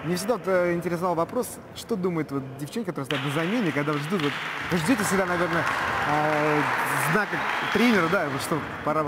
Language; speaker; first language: Russian; native; Russian